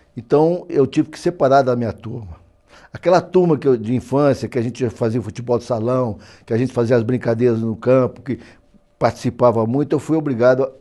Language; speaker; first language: Portuguese; native; Portuguese